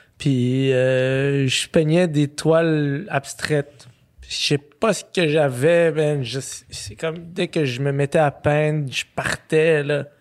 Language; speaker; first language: French; early bilingual, other home language; Arabic